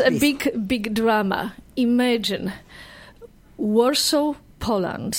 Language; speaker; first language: English; non-native, fluent; Polish